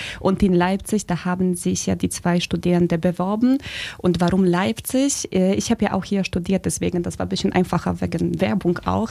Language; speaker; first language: German; non-native, fluent; Polish